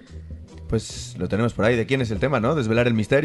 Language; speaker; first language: Spanish; native; Spanish